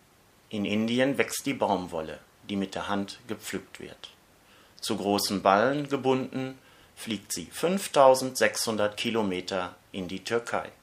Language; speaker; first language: German; native; German